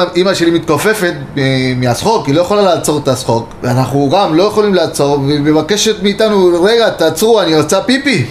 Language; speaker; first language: Hebrew; non-native, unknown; Spanish